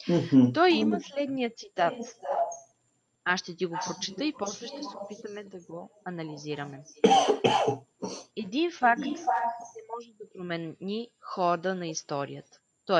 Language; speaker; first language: Bulgarian; native; Bulgarian